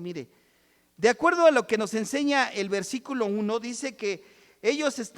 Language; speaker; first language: Spanish; native; Spanish